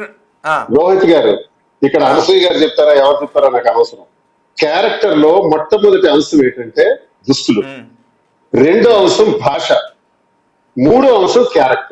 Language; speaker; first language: Telugu; native; Telugu